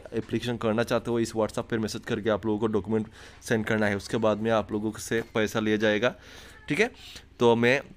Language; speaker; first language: Hindi; non-native, local second language; Bangla